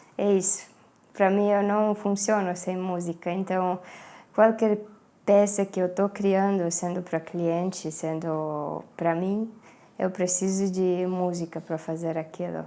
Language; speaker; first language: Portuguese; non-native, fluent; Estonian